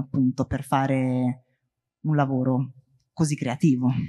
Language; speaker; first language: Italian; non-native, learner; Spanish